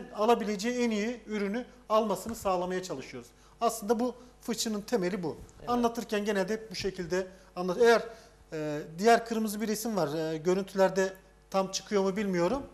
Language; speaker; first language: Turkish; native; Turkish